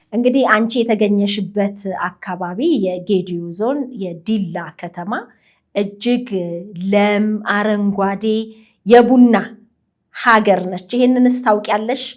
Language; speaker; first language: Amharic; native; Amharic